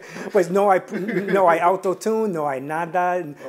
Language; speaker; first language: Spanish; non-native, fluent; English